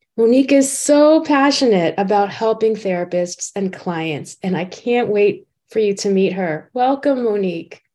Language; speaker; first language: English; native; English